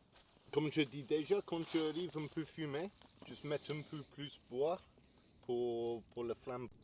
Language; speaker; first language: French; non-native, learner; English